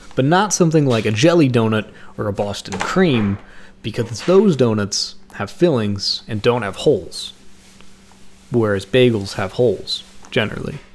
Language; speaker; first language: English; native; English